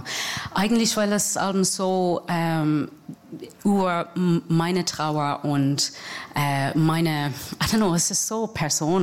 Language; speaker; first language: German; non-native, learner; English